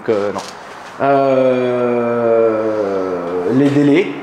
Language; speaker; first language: French; native; French